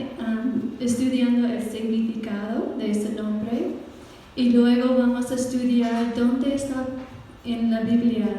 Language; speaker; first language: Spanish; non-native, fluent; English